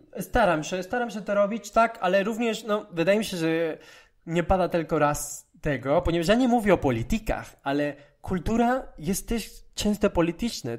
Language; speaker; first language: Polish; non-native, fluent; Spanish